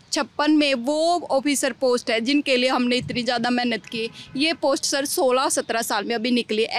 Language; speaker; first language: Hindi; native; Hindi